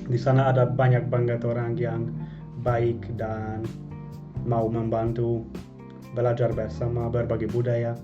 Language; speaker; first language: Indonesian; non-native, fluent; Hungarian